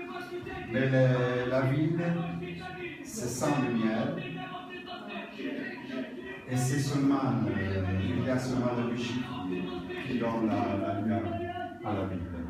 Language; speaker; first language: French; non-native, learner; Italian